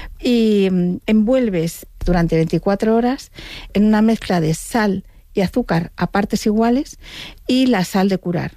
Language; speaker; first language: Spanish; native; Spanish